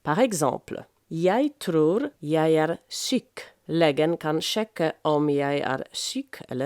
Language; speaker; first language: Norwegian; non-native, fluent; French